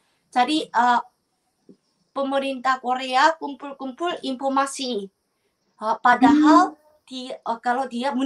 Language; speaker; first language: Indonesian; non-native, fluent; Korean